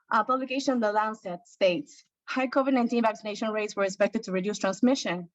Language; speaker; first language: English; non-native, fluent; Spanish